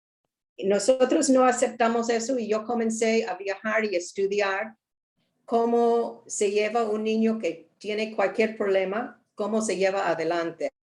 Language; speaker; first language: Spanish; non-native, learner; English